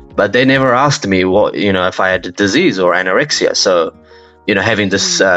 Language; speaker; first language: English; native; English